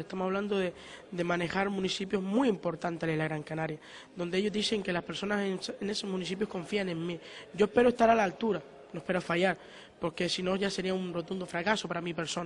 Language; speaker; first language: Spanish; native; Spanish